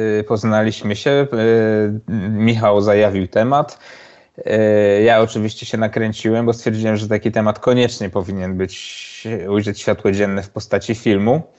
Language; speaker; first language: Polish; native; Polish